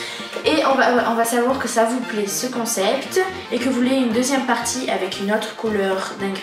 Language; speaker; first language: French; native; French